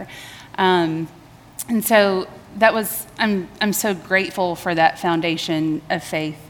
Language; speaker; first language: English; native; English